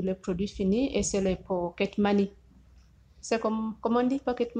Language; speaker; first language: French; non-native, learner; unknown